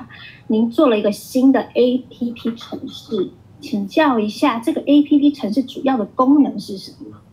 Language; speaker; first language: Chinese; native; Chinese